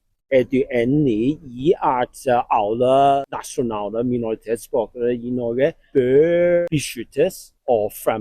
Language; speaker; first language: Norwegian; non-native, learner; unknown